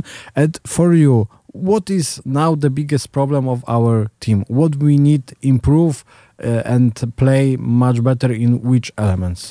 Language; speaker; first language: English; non-native, learner; Polish